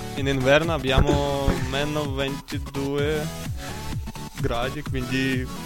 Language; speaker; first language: Italian; non-native, learner; Ukrainian